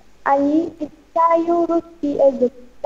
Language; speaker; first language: Russian; non-native, learner; Vietnamese